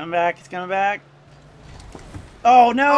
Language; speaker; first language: English; native; English